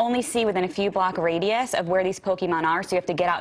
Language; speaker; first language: English; native; English